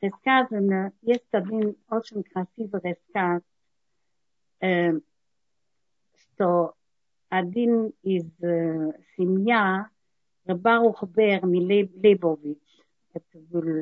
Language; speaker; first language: Russian; non-native, learner; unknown